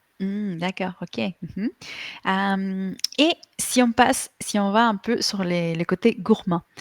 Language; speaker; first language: French; non-native, fluent; Spanish